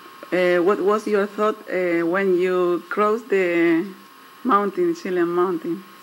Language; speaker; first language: English; non-native, learner; Spanish